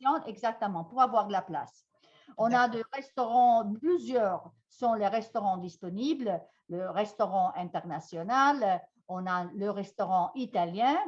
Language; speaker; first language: French; non-native, fluent; Italian